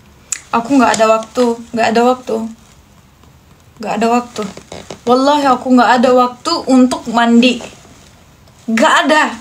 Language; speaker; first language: Indonesian; non-native, fluent; Turkish